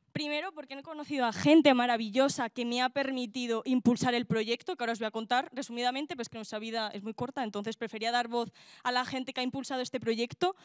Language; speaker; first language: Spanish; native; Spanish